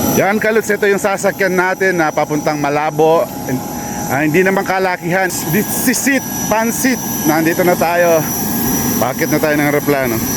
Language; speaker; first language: Filipino; non-native, local second language; Pampanga